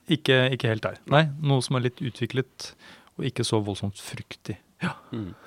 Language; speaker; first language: Norwegian; non-native, fluent; Swedish